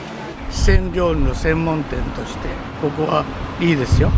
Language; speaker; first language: Japanese; native; Japanese